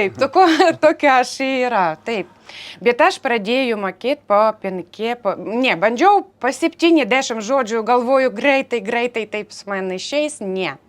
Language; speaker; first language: Lithuanian; non-native, learner; Ukrainian